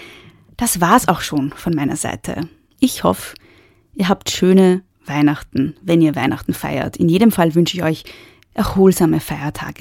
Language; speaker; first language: German; native; German